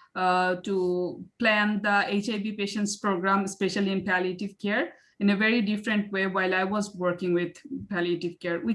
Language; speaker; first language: English; non-native, local second language; Bangla